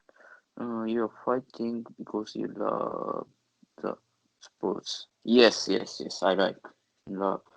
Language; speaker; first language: English; non-native, learner; Japanese